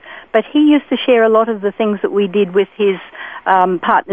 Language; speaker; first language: English; native; English